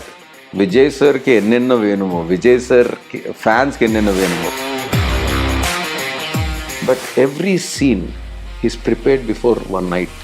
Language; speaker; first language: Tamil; non-native, learner; Telugu